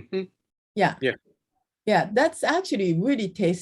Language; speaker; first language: English; non-native, learner; Japanese